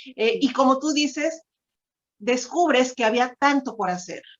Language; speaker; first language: Spanish; native; Spanish